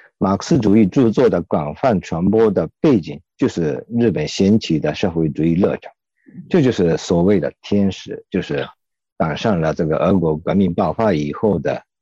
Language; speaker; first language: Chinese; non-native, fluent; Japanese